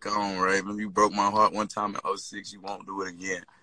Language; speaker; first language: English; native; English